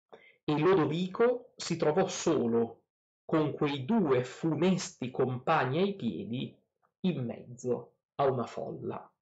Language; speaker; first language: Italian; native; Italian